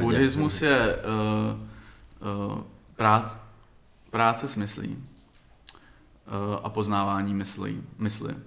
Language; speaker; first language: Czech; native; Czech